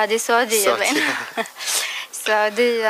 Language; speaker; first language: Arabic; native; Arabic